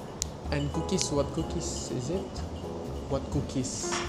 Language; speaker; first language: English; non-native, learner; Indonesian